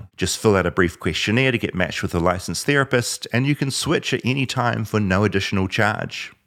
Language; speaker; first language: English; native; English